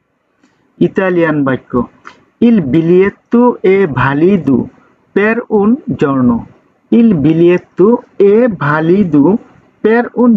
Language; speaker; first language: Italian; non-native, learner; Bangla